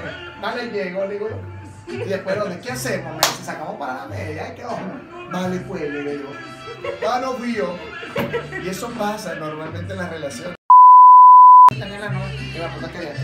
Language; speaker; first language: Spanish; native; Spanish